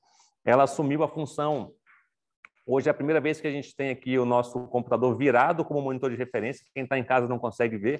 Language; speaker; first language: Portuguese; native; Portuguese